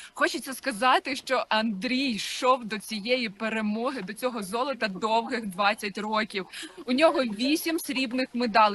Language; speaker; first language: Ukrainian; native; Ukrainian